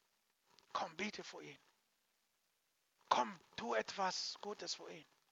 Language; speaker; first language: German; non-native, learner; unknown